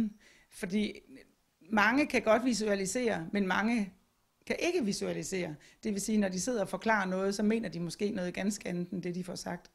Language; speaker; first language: Danish; native; Danish